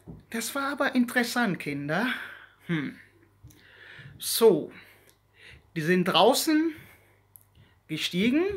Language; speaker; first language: German; non-native, learner; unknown